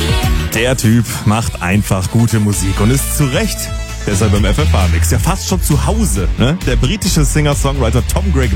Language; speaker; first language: German; native; German